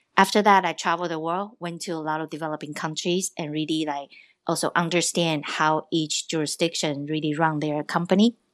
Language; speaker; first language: English; non-native, fluent; Chinese